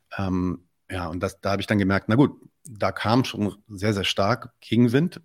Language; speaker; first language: German; early bilingual, other home language; Arabic